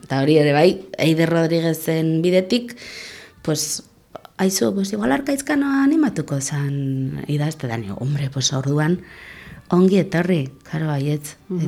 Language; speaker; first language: Basque; non-native, local second language; Spanish